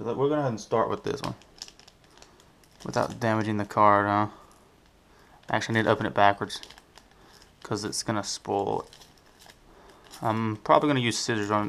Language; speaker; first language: English; native; English